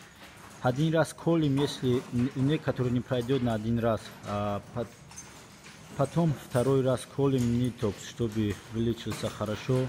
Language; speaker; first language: Russian; non-native, fluent; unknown